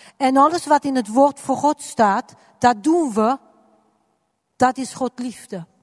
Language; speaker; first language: Dutch; non-native, fluent; French